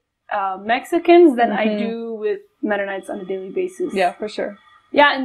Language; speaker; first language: English; non-native, fluent; Spanish